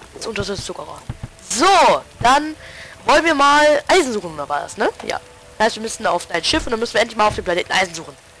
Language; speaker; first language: German; native; German